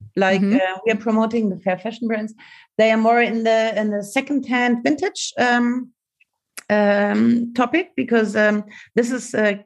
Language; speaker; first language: English; non-native, learner; German